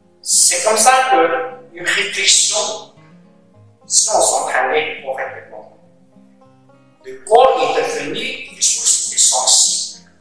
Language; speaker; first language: French; non-native, learner; Chinese